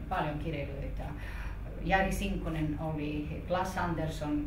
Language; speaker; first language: Finnish; non-native, fluent; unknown